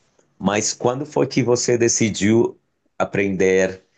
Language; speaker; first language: Portuguese; non-native, fluent; Spanish